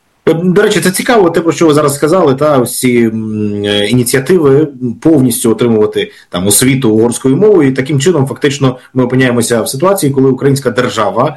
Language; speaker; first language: Ukrainian; native; Ukrainian